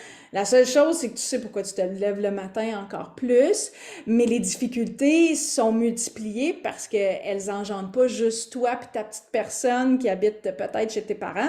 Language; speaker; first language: French; native; French